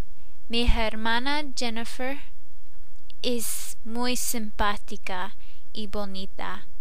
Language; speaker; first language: Spanish; non-native, learner; English